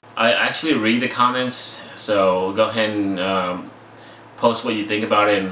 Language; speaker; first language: English; native; English